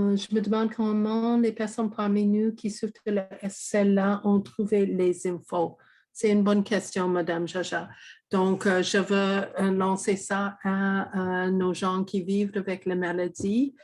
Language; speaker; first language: French; non-native, fluent; English